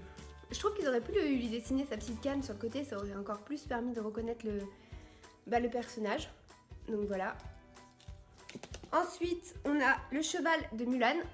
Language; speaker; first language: French; native; French